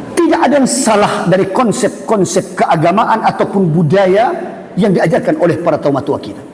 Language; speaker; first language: Malay; non-native, local second language; Buginese